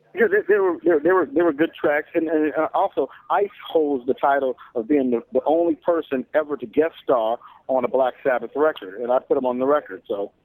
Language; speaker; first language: English; native; English